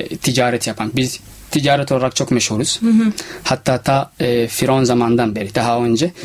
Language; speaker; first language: Turkish; non-native, fluent; Somali